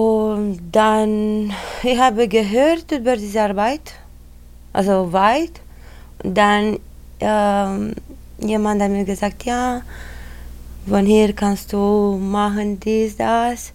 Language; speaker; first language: German; non-native, learner; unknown